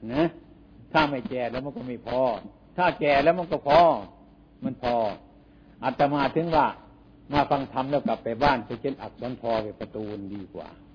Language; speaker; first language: Thai; non-native, local second language; Northeastern Thai